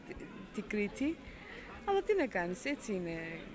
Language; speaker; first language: Greek; early bilingual, heritage; Greek